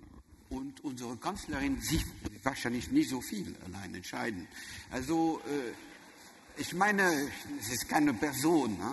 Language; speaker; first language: German; non-native, learner; French